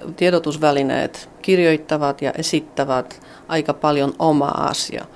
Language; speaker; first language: Finnish; non-native, fluent; Polish